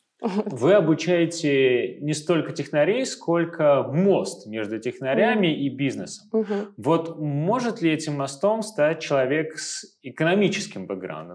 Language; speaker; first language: Russian; native; Russian